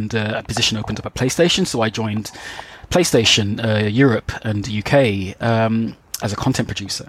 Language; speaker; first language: English; native; English